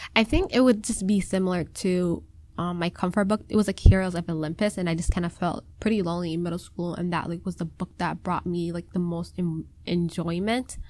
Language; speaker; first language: English; early bilingual, other home language; Somali